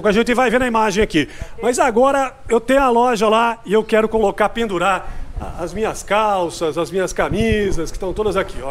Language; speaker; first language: Portuguese; native; Portuguese